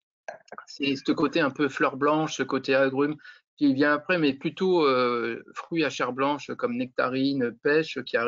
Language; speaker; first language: French; native; French